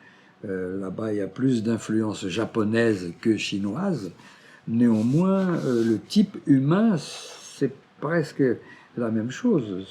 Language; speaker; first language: French; non-native, fluent; Portuguese